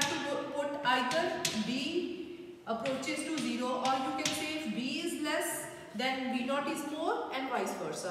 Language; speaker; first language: English; non-native, local second language; Hindi